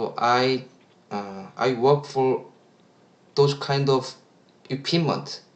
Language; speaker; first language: English; non-native, learner; Korean